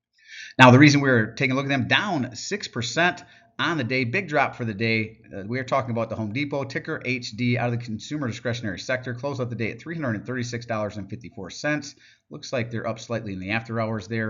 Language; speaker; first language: English; native; English